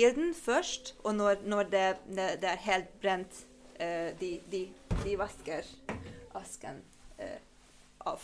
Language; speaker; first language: Norwegian; non-native, fluent; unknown